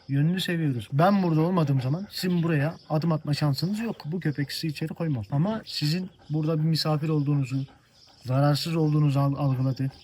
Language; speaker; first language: Turkish; native; Turkish